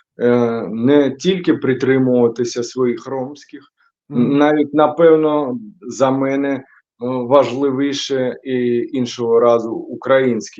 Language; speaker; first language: Ukrainian; non-native, local second language; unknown